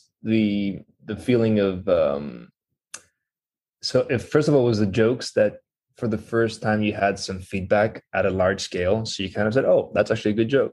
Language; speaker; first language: English; non-native, fluent; Greek